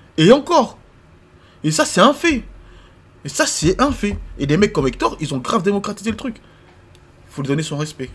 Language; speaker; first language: French; native; French